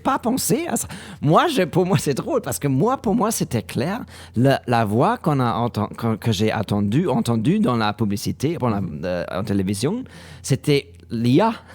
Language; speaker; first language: French; non-native, learner; German